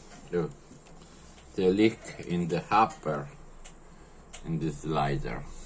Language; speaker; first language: English; non-native, learner; Italian